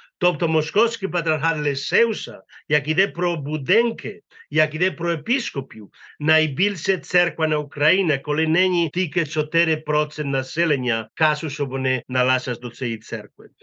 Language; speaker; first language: Ukrainian; non-native, learner; Spanish